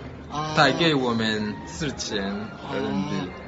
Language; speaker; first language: Chinese; non-native, learner; Malagasy